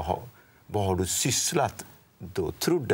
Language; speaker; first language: Swedish; non-native, fluent; Odia